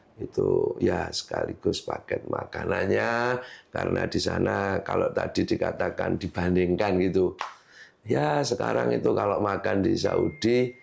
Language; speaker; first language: Indonesian; non-native, local second language; Javanese